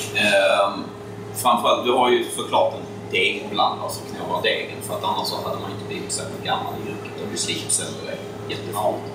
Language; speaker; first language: Swedish; native; Swedish